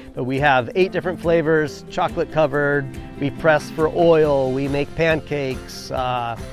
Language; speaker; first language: English; native; English